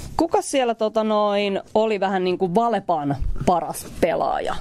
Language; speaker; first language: Finnish; native; Finnish